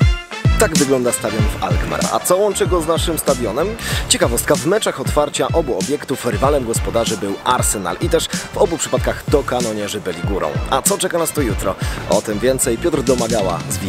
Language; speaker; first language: Polish; native; Polish